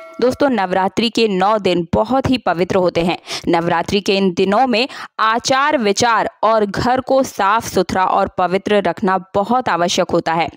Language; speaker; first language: Hindi; native; Hindi